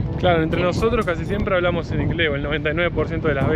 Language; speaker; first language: Spanish; native; Spanish